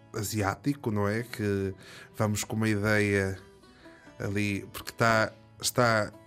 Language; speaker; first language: Portuguese; native; Portuguese